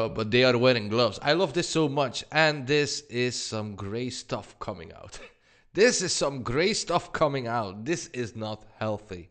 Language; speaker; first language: English; non-native, fluent; Dutch